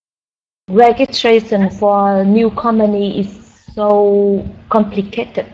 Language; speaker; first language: English; non-native, learner; Vietnamese